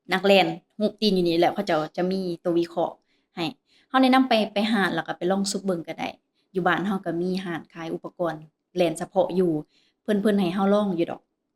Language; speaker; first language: Lao; native; Lao